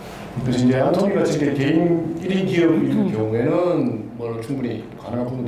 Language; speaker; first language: Korean; native; Korean